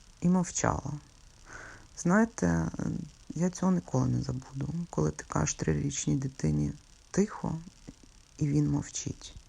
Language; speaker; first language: Ukrainian; non-native, local second language; Russian